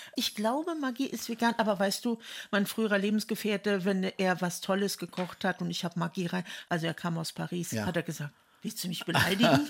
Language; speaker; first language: German; native; German